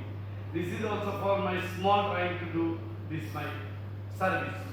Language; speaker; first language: English; non-native, learner; Bangla